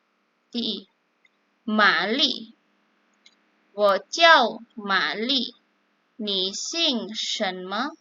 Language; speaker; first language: Chinese; non-native, fluent; Indonesian